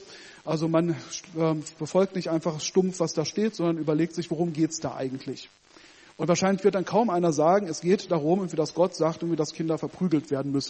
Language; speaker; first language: German; native; German